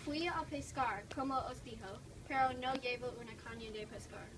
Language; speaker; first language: Spanish; non-native, learner; English